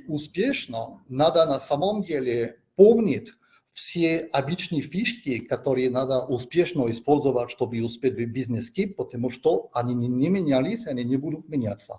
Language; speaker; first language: Russian; non-native, fluent; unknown